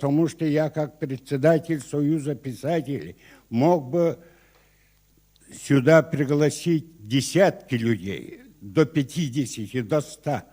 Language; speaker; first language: Russian; non-native, local second language; Yakut